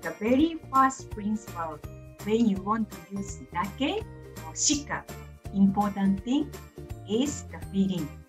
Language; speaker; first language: English; non-native, fluent; Japanese